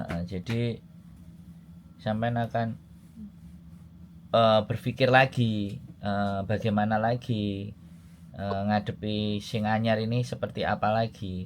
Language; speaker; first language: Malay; non-native, local second language; Javanese